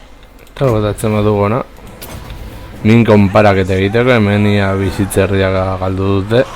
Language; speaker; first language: Basque; native; Basque